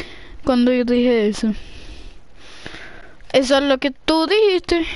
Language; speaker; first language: Spanish; early bilingual, heritage; English